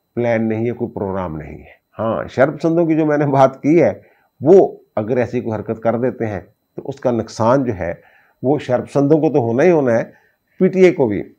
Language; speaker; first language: Urdu; non-native, local second language; Punjabi